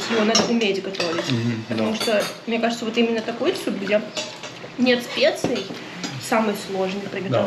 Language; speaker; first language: Russian; native; Russian